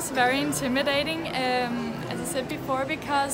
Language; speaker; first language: English; non-native, fluent; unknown